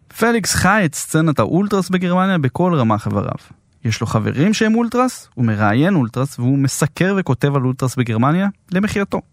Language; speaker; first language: Hebrew; native; Hebrew